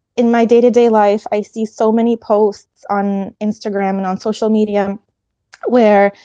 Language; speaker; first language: English; early bilingual, other home language; Ukrainian